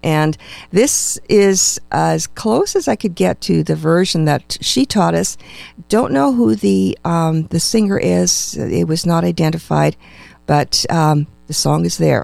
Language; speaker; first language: English; native; English